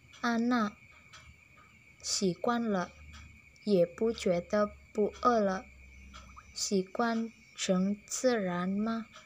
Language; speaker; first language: Chinese; non-native, learner; Indonesian